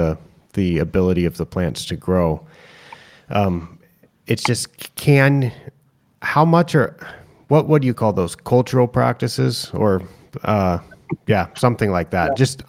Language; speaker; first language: English; native; English